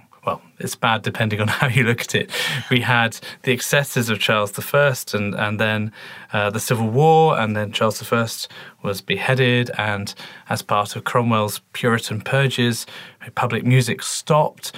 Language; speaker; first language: English; native; English